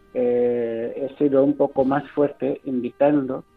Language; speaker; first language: Spanish; non-native, local second language; Fang